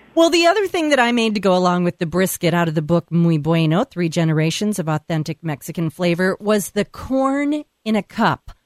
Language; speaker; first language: English; native; English